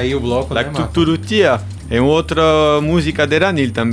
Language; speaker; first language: Portuguese; non-native, learner; German